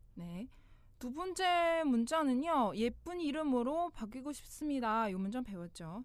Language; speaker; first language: Korean; non-native, fluent; Chinese